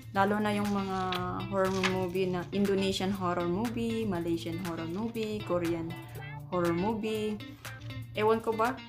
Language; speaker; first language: Filipino; non-native, local second language; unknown